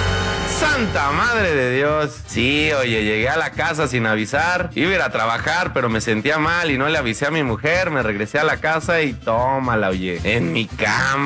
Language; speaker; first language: Spanish; native; Spanish